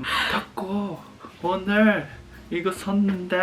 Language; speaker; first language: Korean; non-native, learner; Japanese